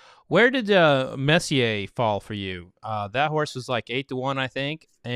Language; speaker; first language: English; native; English